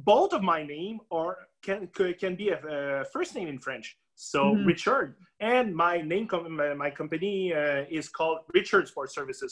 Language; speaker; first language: English; native; English